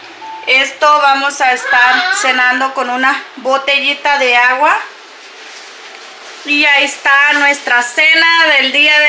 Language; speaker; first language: Spanish; native; Spanish